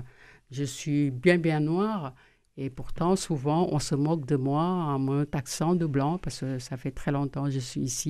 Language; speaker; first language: French; non-native, local second language; Wolof